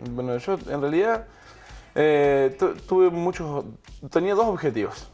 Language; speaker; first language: Spanish; native; Spanish